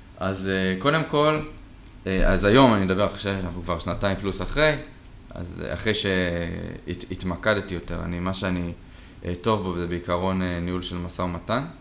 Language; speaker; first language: Hebrew; native; Hebrew